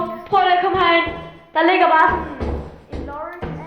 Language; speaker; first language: Danish; native; Danish